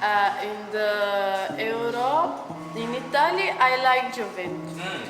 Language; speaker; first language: English; non-native, learner; Portuguese